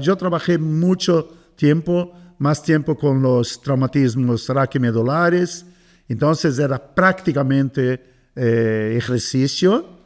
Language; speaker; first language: Spanish; non-native, fluent; Portuguese